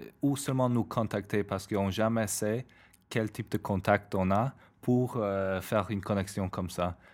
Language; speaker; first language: French; non-native, fluent; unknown